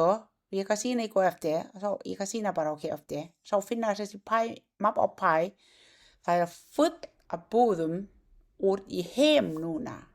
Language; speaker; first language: Icelandic; non-native, learner; Thai